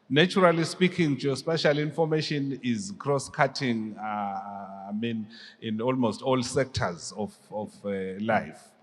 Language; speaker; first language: English; non-native, local second language; Swati